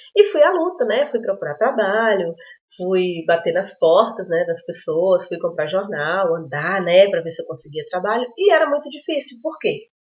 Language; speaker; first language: Portuguese; native; Portuguese